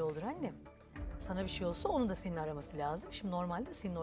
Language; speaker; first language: Turkish; native; Turkish